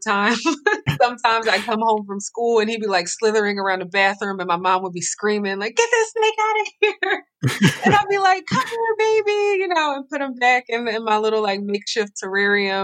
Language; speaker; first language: English; native; English